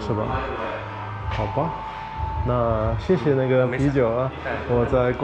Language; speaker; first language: Chinese; non-native, fluent; English